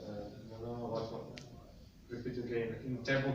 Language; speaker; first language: English; non-native, learner; Russian